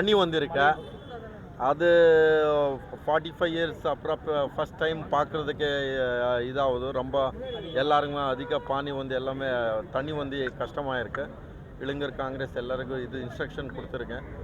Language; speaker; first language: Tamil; non-native, local second language; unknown